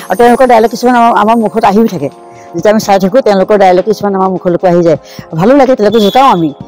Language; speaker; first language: Assamese; native; Assamese